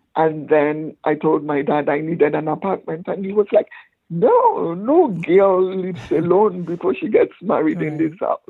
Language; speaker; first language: English; non-native, local second language; Igbo